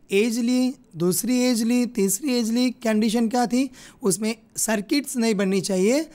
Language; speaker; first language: Hindi; non-native, local second language; Gujarati